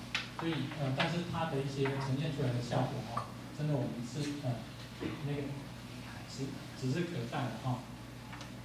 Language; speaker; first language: Chinese; native; Chinese